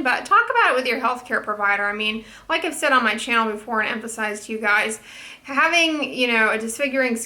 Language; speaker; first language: English; native; English